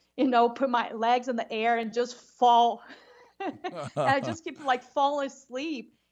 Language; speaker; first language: English; non-native, fluent; Portuguese